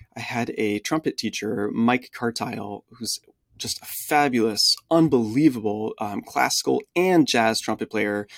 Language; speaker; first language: English; early bilingual, other home language; French